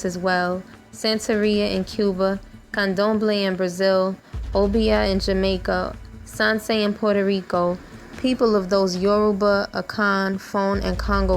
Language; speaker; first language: English; native; English